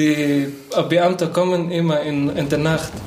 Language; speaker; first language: German; non-native, learner; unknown